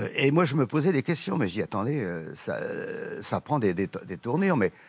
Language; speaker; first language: French; native; French